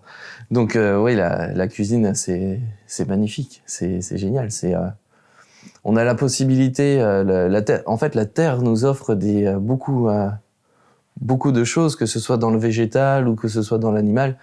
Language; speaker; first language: French; native; French